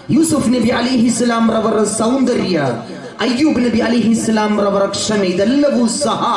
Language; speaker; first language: Kannada; non-native, local second language; Malayalam